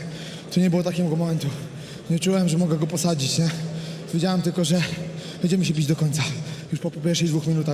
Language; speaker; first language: Polish; native; Polish